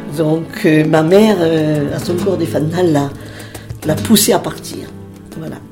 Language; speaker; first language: French; early bilingual, other home language; Spanish